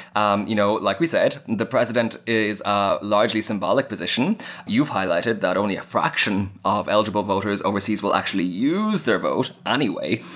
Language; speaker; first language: English; native; English